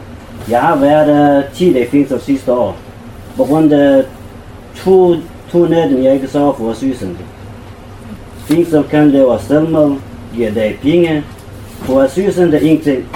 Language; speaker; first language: Danish; non-native, learner; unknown